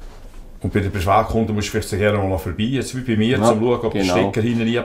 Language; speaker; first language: German; native; German